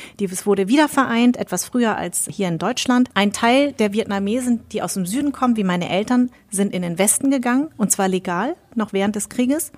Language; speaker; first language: German; early bilingual, other home language; Vietnamese